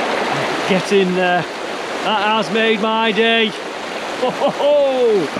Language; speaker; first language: English; native; English